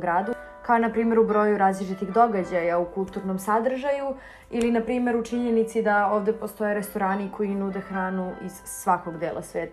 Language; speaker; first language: Serbian; native; Serbian